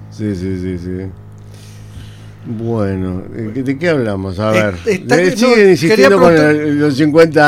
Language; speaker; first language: Spanish; native; Spanish